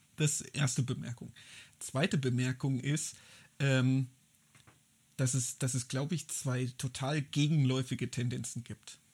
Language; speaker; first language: German; native; German